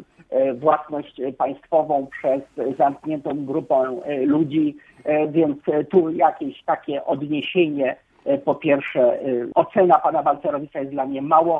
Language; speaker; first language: Polish; native; Polish